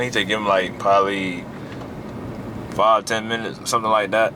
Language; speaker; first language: English; native; English